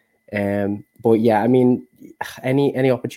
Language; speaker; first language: English; native; English